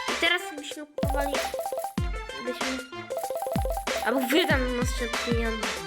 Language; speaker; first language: Polish; early bilingual, other home language; Ukrainian